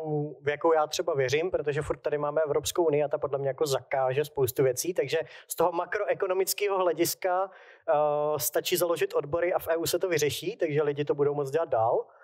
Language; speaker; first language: Czech; native; Czech